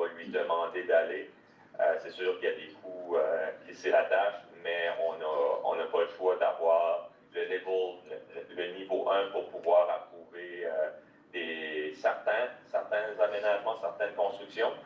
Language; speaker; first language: French; native; French